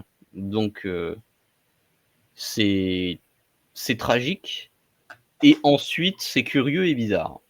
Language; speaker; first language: French; native; French